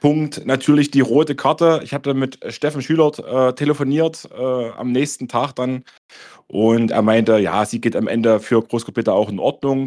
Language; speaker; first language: German; native; German